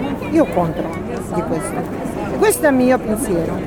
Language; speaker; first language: Italian; non-native, learner; Russian